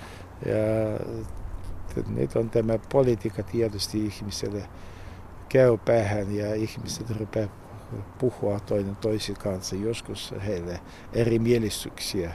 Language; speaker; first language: Finnish; non-native, learner; Russian